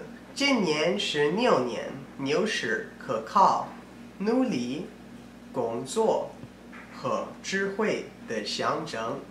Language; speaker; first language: Chinese; non-native, learner; English